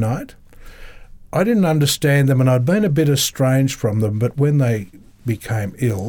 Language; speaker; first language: English; native; English